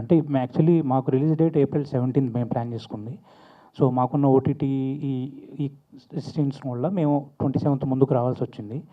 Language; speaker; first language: Telugu; native; Telugu